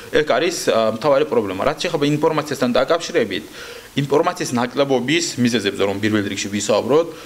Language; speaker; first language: Georgian; non-native, local second language; Azerbaijani